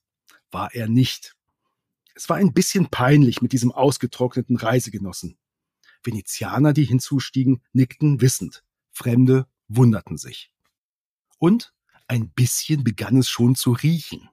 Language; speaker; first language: German; native; German